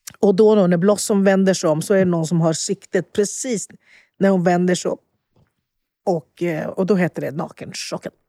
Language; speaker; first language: Swedish; early bilingual, other home language; Spanish